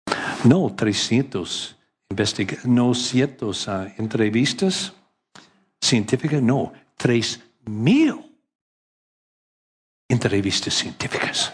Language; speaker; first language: Spanish; non-native, learner; English